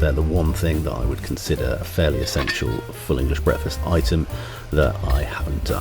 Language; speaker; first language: English; native; English